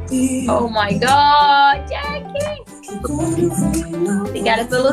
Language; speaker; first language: English; non-native, learner; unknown